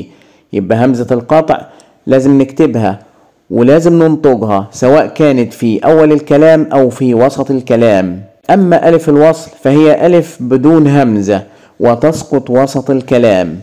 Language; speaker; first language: Arabic; native; Arabic